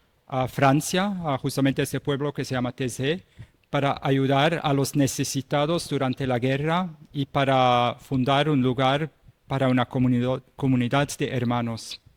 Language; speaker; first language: Spanish; non-native, fluent; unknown